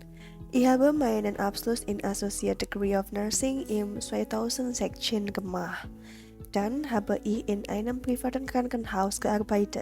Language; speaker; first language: German; non-native, learner; Indonesian